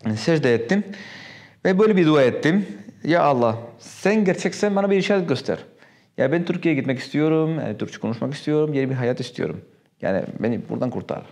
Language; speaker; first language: Turkish; non-native, fluent; Spanish